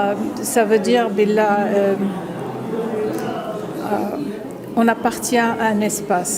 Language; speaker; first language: French; non-native, local second language; Arabic